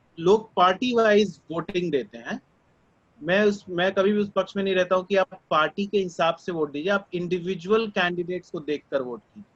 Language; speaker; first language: Hindi; native; Hindi